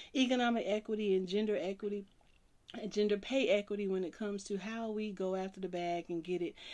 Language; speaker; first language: English; native; English